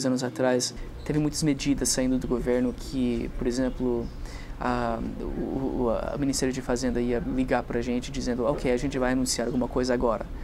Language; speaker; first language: Portuguese; non-native, fluent; English